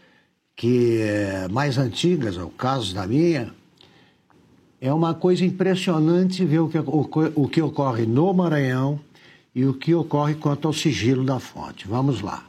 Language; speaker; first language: Portuguese; native; Portuguese